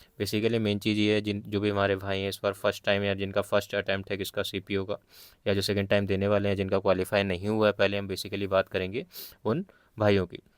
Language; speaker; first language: Hindi; native; Hindi